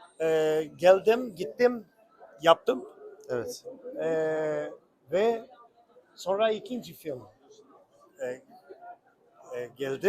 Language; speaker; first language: Turkish; non-native, learner; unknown